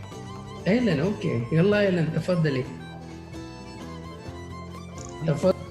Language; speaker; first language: Arabic; non-native, fluent; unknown